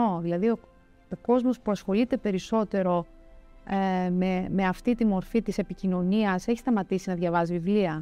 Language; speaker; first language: Greek; native; Greek